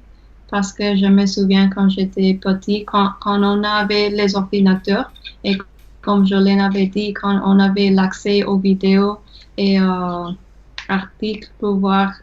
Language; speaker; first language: French; non-native, learner; English